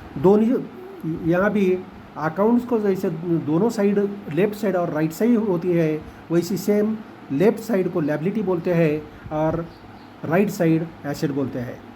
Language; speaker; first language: Hindi; non-native, local second language; Marathi